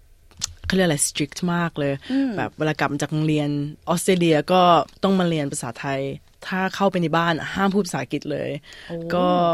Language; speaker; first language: Thai; early bilingual, heritage; Thai